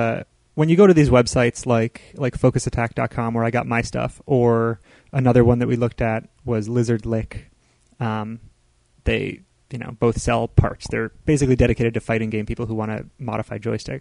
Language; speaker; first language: English; native; English